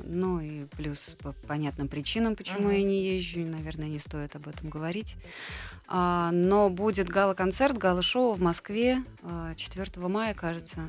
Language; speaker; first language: Russian; native; Russian